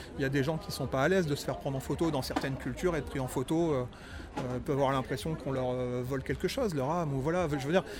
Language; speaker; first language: French; native; French